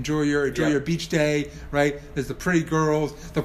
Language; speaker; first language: English; native; English